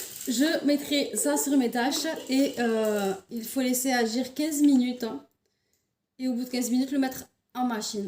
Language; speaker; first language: French; native; French